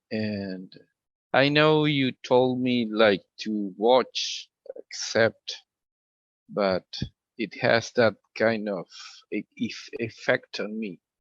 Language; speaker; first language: English; non-native, fluent; Spanish